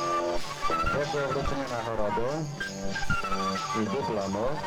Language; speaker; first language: Polish; non-native, local second language; Rusyn